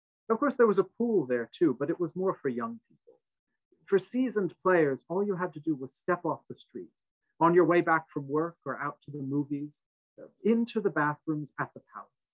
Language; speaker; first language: English; native; English